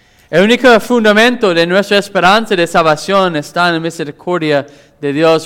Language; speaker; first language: Spanish; non-native, fluent; English